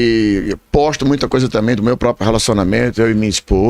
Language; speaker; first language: Portuguese; native; Portuguese